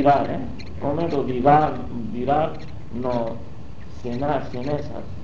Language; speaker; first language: Portuguese; non-native, learner; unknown